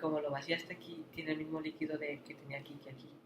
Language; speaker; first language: Spanish; native; Spanish